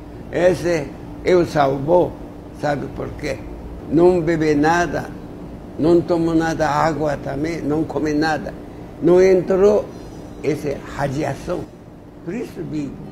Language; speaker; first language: Portuguese; non-native, learner; Japanese